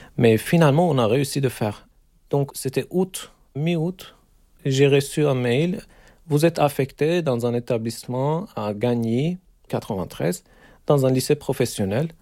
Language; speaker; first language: French; non-native, learner; Turkish